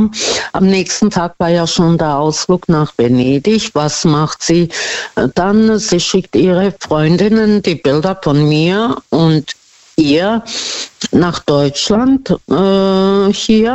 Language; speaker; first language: German; non-native, fluent; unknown